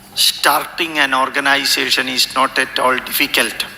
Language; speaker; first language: English; non-native, local second language; Malayalam